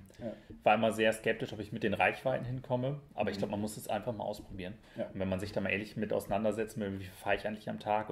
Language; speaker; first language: German; native; German